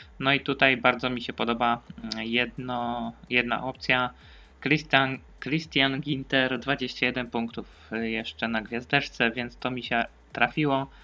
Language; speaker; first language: Polish; native; Polish